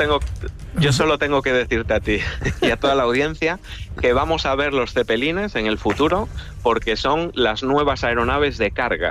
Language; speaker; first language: Spanish; native; Spanish